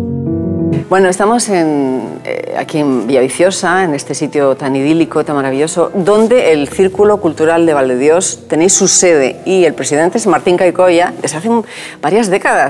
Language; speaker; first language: Spanish; native; Spanish